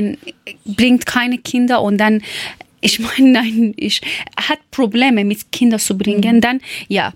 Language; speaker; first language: German; non-native, learner; Persian